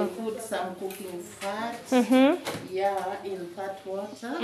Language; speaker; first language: English; non-native, local second language; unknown